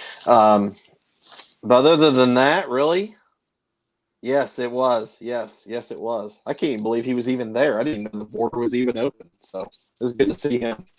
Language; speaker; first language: English; native; English